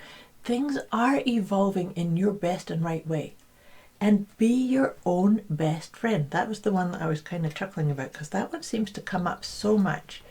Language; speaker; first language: English; native; English